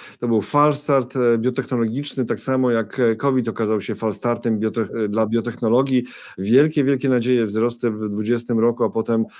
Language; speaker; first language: Polish; native; Polish